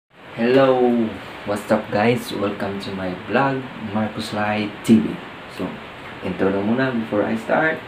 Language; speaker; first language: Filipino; non-native, local second language; Cebuano